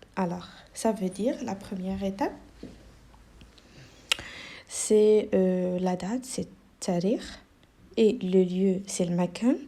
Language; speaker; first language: French; non-native, local second language; Arabic